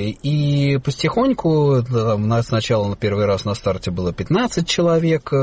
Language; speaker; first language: Russian; native; Russian